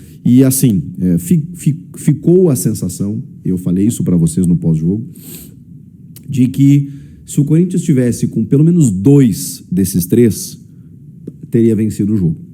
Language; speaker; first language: Portuguese; native; Portuguese